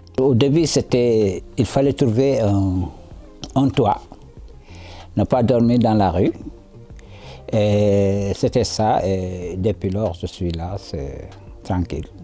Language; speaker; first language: French; non-native, local second language; Wolof